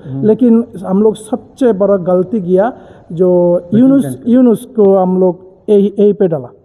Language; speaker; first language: Hindi; non-native, learner; Bangla